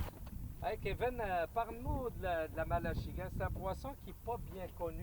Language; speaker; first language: French; native; French